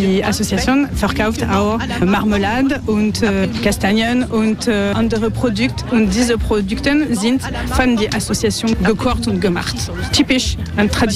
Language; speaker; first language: German; non-native, learner; French